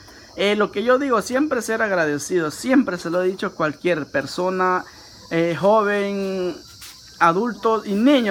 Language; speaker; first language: Spanish; native; Spanish